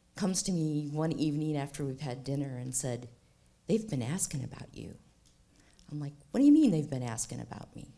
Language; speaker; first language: English; native; English